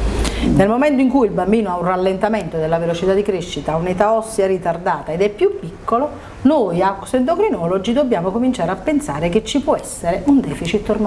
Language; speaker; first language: Italian; native; Italian